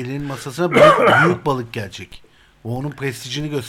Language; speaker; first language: Turkish; native; Turkish